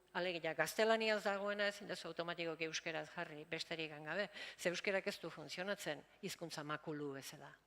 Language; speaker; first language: Basque; native; Basque